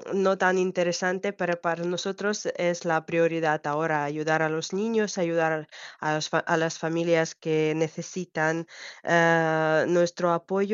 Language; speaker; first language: Spanish; non-native, fluent; Ukrainian